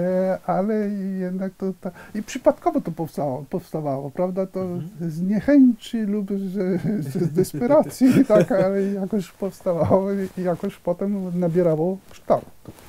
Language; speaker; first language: Polish; non-native, fluent; Italian